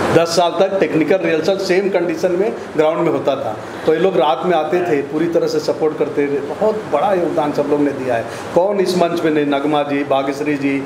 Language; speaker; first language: Hindi; native; Hindi